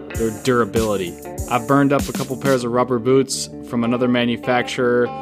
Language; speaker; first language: English; native; English